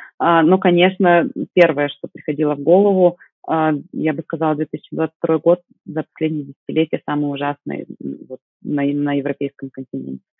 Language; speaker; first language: Russian; native; Russian